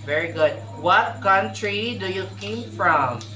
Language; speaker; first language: English; non-native, local second language; Cebuano